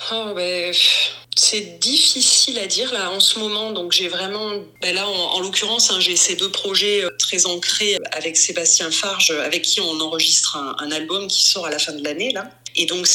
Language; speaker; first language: French; native; French